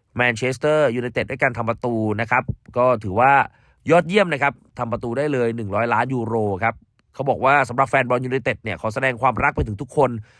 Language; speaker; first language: Thai; native; Thai